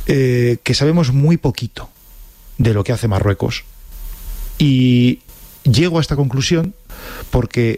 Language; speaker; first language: Spanish; native; Spanish